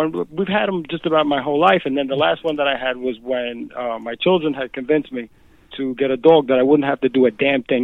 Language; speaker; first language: English; native; English